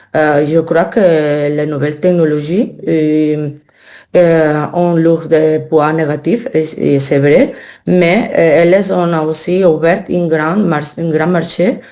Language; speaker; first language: French; non-native, learner; Spanish